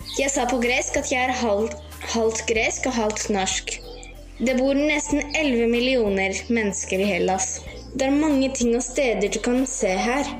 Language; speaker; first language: Norwegian; early bilingual, heritage; Greek